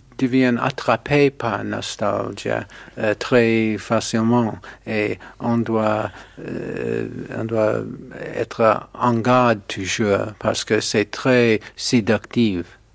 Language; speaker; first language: French; non-native, learner; English